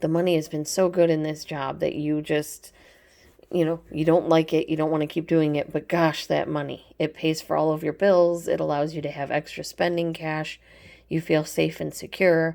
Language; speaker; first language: English; native; English